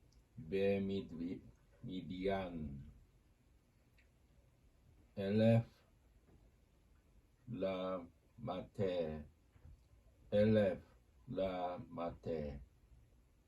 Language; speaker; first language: Hebrew; non-native, learner; Japanese